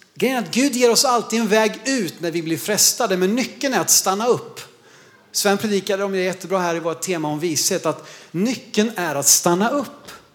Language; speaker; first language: Swedish; native; Swedish